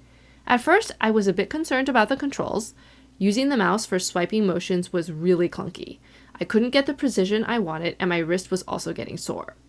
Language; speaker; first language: English; native; English